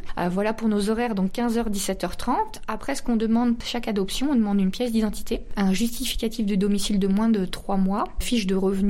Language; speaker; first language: French; native; French